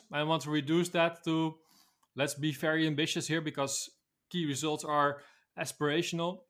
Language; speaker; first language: English; non-native, fluent; Dutch